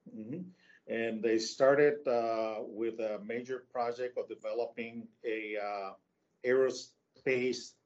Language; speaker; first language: English; non-native, fluent; Spanish